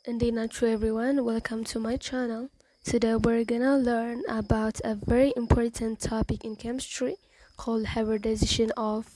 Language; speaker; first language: English; non-native, local second language; Amharic